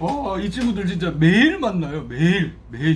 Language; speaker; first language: Korean; native; Korean